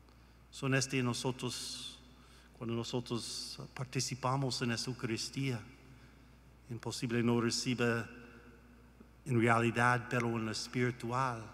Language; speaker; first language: Spanish; non-native, learner; English